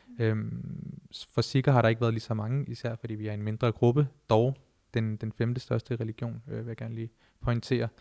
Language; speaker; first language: Danish; early bilingual, other home language; Punjabi